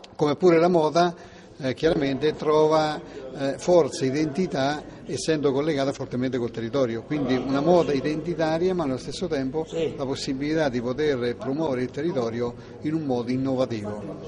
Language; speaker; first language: Italian; native; Italian